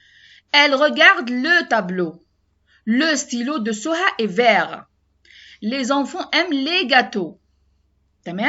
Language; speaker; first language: French; non-native, learner; Arabic